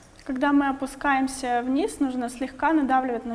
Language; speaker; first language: Russian; native; Russian